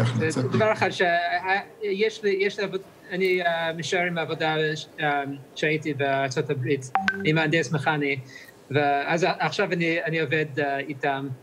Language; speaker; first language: Hebrew; non-native, learner; English